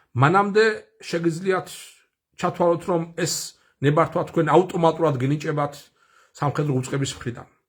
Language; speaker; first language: Georgian; native; Georgian